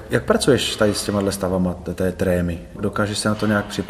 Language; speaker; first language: Czech; native; Czech